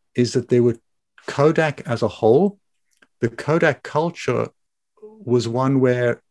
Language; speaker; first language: English; native; English